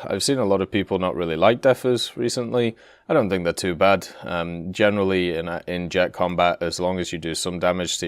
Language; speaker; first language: English; native; English